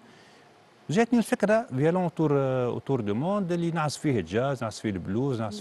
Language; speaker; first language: Arabic; native; Arabic